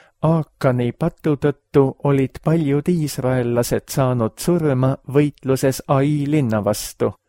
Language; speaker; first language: Estonian; native; Estonian